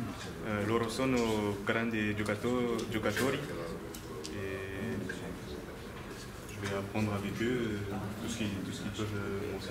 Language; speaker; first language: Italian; non-native, learner; French